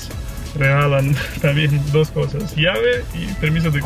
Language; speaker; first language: Spanish; non-native, fluent; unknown